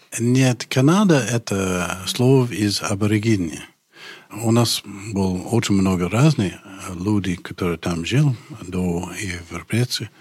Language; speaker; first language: Russian; non-native, fluent; English